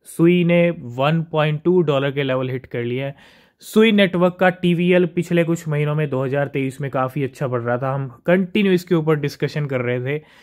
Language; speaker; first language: Hindi; native; Hindi